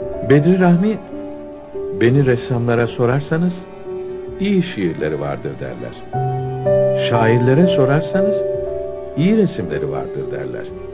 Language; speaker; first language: Turkish; native; Turkish